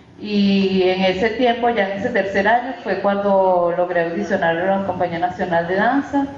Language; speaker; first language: Spanish; native; Spanish